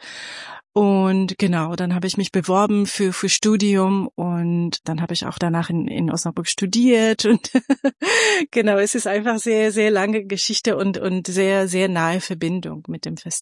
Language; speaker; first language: German; non-native, fluent; Persian